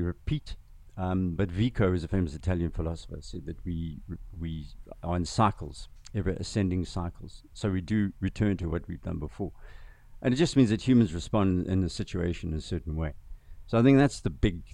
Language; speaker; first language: English; non-native, local second language; Zulu